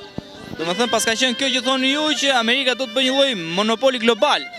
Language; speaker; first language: Albanian; native; Albanian